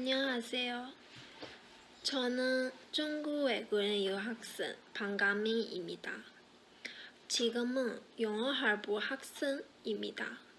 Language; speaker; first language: Korean; non-native, learner; Chinese